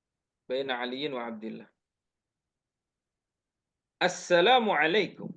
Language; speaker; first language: Arabic; non-native, fluent; Indonesian